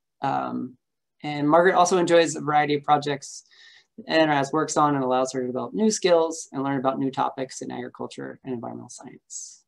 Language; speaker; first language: English; native; English